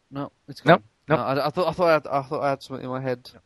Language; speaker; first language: English; native; English